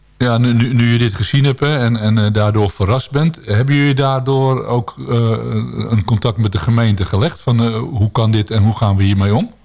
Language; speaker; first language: Dutch; native; Dutch